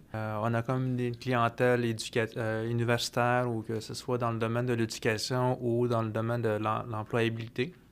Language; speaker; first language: French; non-native, local second language; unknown